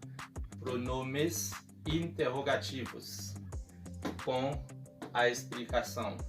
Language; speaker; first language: Portuguese; non-native, fluent; Haitian Creole